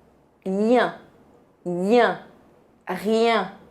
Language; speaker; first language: French; non-native, fluent; Portuguese